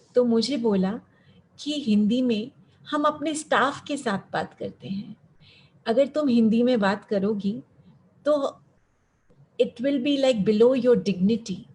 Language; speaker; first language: Hindi; early bilingual, heritage; Hindi